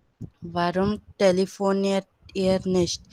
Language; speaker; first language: German; non-native, learner; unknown